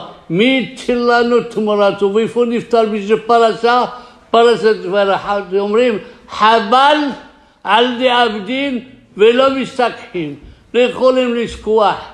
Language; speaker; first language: Hebrew; non-native, fluent; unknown